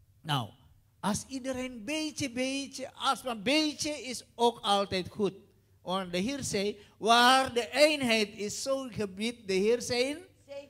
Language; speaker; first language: Dutch; non-native, learner; Indonesian